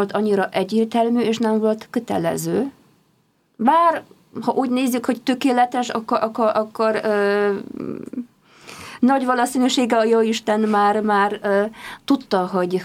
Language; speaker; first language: Hungarian; non-native, fluent; Polish